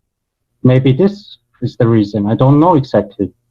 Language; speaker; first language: English; non-native, learner; Bosnian